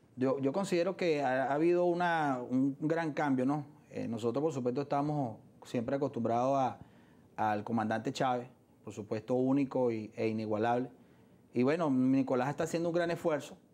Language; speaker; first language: Spanish; native; Spanish